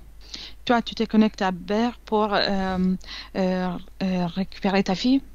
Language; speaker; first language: French; non-native, fluent; Italian